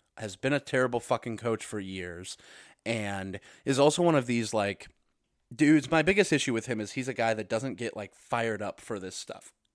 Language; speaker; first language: English; native; English